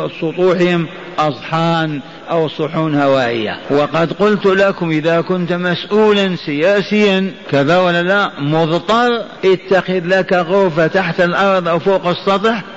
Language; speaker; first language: Arabic; native; Arabic